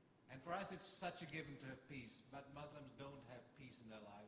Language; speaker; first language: English; non-native, fluent; German